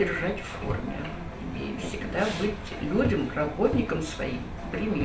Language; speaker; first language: Russian; native; Russian